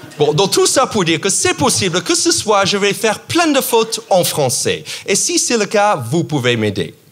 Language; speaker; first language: French; non-native, fluent; English